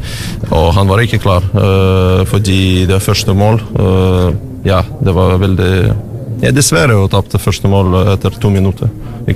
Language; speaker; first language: Norwegian; non-native, learner; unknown